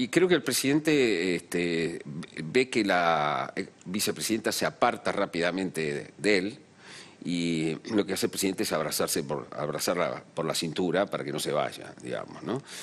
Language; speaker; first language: Spanish; native; Spanish